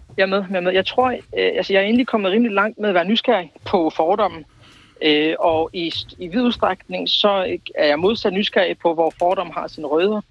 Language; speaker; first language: Danish; early bilingual, other home language; Kurdish